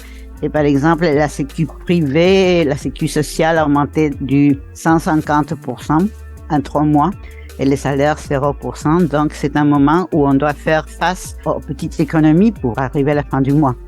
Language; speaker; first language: French; non-native, fluent; Spanish